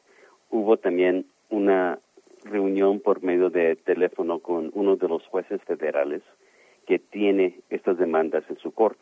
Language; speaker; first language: Spanish; early bilingual, heritage; Spanish